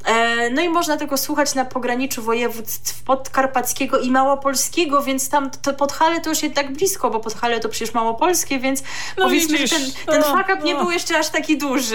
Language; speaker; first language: Polish; native; Polish